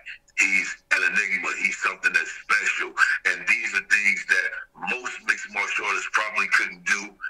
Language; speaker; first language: English; native; English